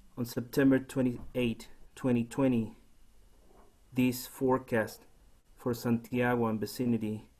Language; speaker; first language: English; non-native, fluent; Spanish